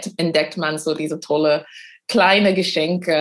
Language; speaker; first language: German; non-native, fluent; English